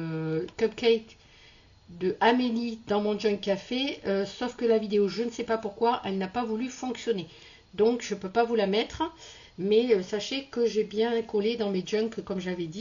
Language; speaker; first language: French; native; French